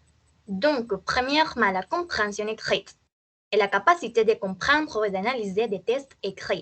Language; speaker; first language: French; non-native, fluent; Spanish